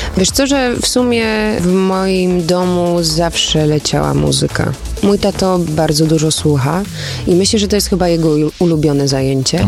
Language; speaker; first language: Polish; early bilingual, heritage; Polish